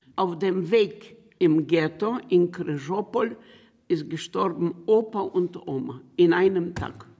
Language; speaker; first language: German; non-native, learner; Ukrainian